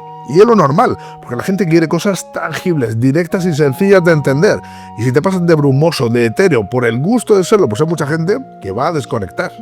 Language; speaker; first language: Spanish; native; Spanish